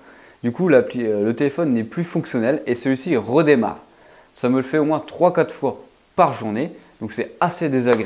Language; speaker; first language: French; native; French